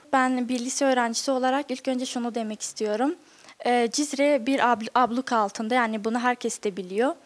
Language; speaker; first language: Turkish; non-native, local second language; Kurdish